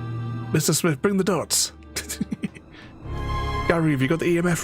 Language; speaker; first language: English; native; English